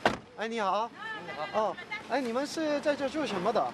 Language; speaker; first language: Chinese; non-native, learner; Korean